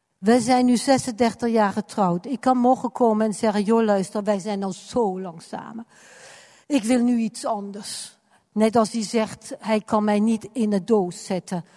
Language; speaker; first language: Dutch; non-native, fluent; French